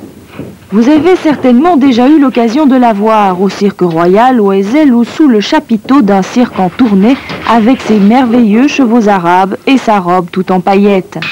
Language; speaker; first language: French; native; French